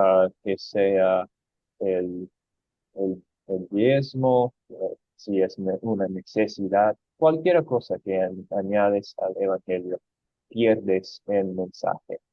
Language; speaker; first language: Spanish; non-native, fluent; English